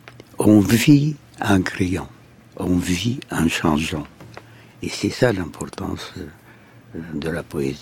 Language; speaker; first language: French; non-native, fluent; Arabic